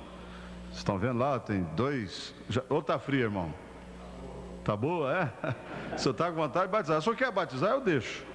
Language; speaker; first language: Portuguese; native; Portuguese